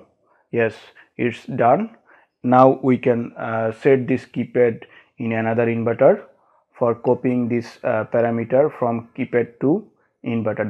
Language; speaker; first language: English; non-native, learner; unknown